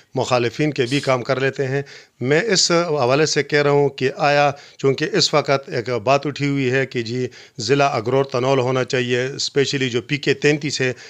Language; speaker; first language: Urdu; non-native, local second language; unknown